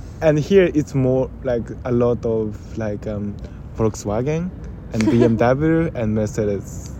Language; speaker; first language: English; non-native, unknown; Japanese